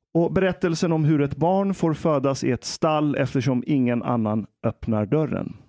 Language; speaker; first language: Swedish; early bilingual, other home language; Persian